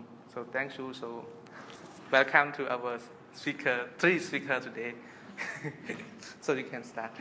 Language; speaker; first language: English; non-native, fluent; Khmer